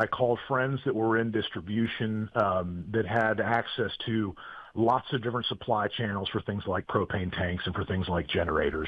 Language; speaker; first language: English; native; English